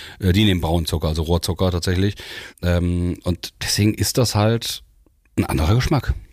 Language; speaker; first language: German; native; German